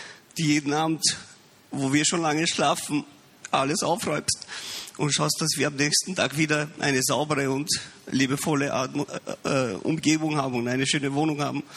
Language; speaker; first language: German; early bilingual, heritage; Romanian